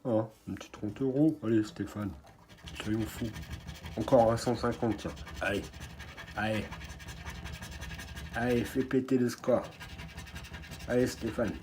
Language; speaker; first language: French; native; French